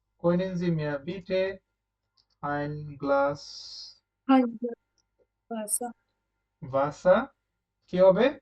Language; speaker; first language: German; non-native, learner; Bangla